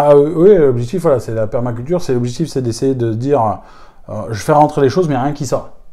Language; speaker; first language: French; native; French